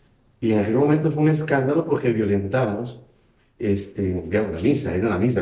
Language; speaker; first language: Spanish; native; Spanish